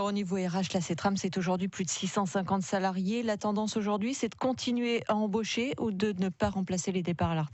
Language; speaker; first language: French; native; French